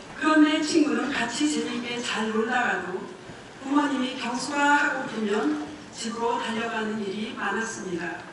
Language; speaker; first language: Korean; native; Korean